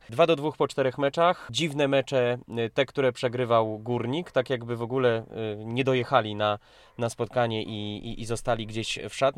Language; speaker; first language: Polish; native; Polish